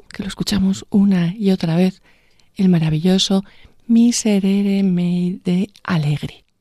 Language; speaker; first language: Spanish; native; Spanish